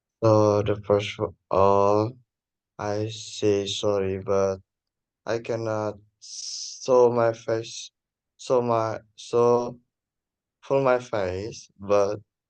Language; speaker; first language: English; non-native, learner; Indonesian